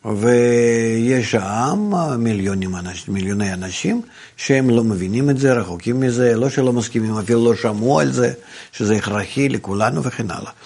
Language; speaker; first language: Hebrew; non-native, fluent; Russian